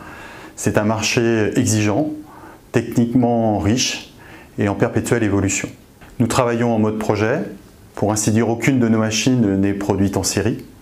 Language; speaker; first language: French; native; French